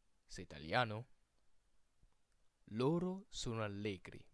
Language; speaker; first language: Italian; non-native, fluent; Filipino